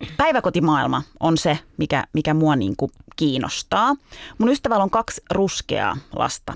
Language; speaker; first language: Finnish; early bilingual, other home language; Turkish